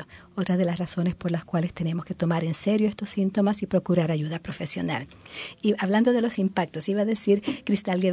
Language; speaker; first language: Spanish; native; Spanish